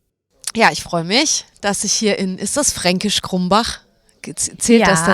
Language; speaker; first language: German; native; German